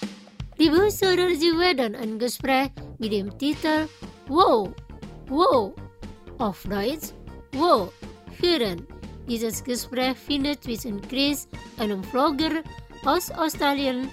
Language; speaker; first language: German; non-native, learner; Indonesian